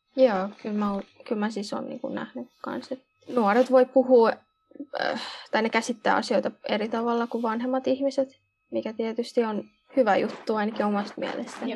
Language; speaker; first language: Finnish; early bilingual, other home language; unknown